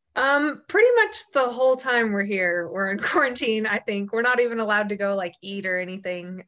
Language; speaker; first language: English; native; English